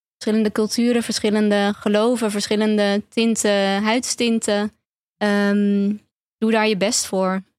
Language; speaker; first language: Dutch; early bilingual, other home language; Turkish